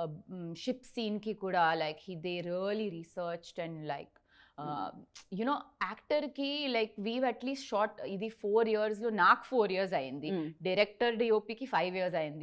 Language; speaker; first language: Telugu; non-native, learner; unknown